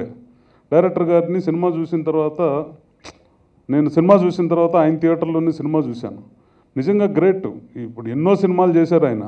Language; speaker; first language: Telugu; native; Telugu